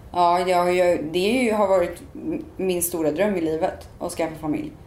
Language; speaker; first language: Swedish; native; Swedish